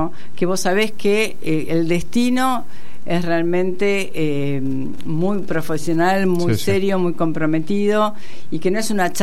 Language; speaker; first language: Spanish; native; Spanish